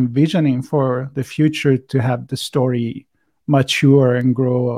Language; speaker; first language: English; non-native, fluent; Italian